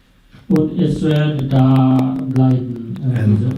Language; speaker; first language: German; non-native, fluent; Sinhala